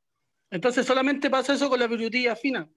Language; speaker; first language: Spanish; native; Spanish